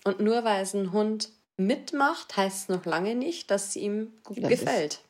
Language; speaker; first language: German; native; German